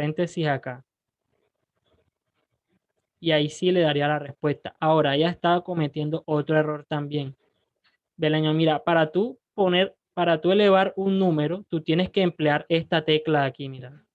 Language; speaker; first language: Spanish; native; Spanish